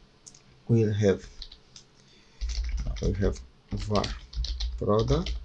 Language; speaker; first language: English; non-native, fluent; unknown